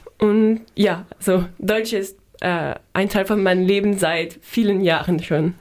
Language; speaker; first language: German; non-native, fluent; French